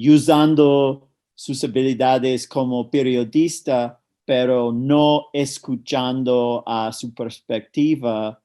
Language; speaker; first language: Spanish; non-native, fluent; English